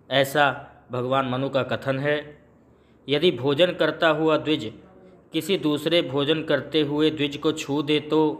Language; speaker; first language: Hindi; native; Hindi